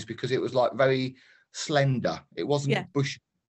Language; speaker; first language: English; native; English